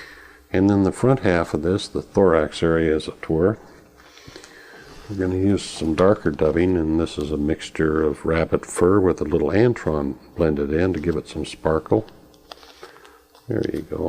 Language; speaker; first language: English; native; English